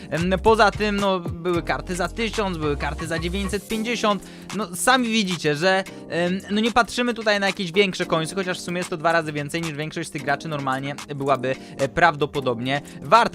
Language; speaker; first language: Polish; native; Polish